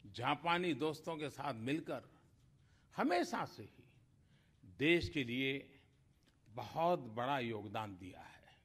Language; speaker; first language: Hindi; native; Hindi